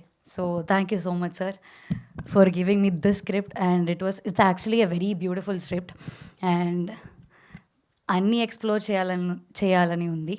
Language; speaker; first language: Telugu; non-native, learner; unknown